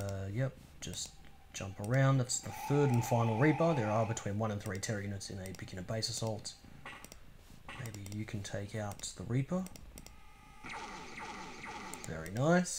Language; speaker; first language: English; native; English